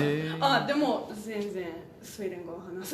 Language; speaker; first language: Japanese; non-native, learner; English